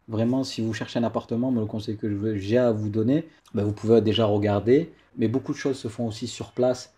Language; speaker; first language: French; native; French